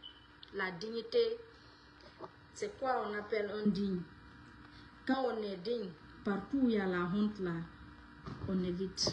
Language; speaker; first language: French; non-native, local second language; Fula